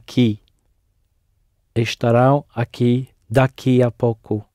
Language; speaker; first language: Portuguese; non-native, learner; English